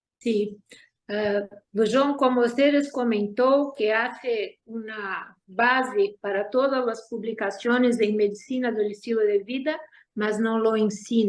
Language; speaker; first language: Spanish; non-native, learner; Portuguese